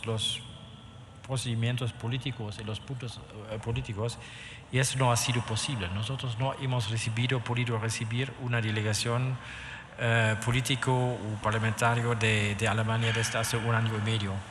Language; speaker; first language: Spanish; non-native, fluent; German